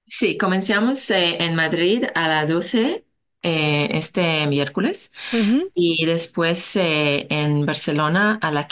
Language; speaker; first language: Spanish; non-native, learner; Hebrew